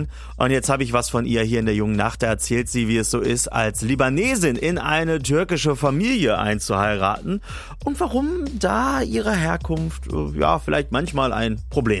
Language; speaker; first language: German; native; German